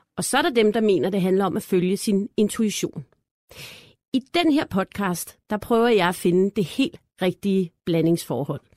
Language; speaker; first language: Danish; native; Danish